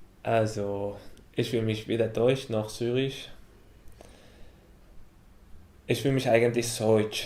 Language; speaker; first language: German; non-native, fluent; Arabic